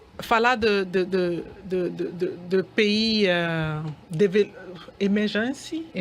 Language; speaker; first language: Portuguese; non-native, learner; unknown